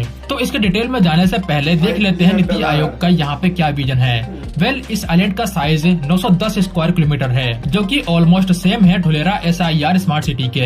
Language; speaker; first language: Hindi; native; Hindi